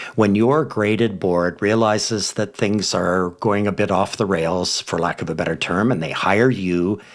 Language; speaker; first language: English; native; English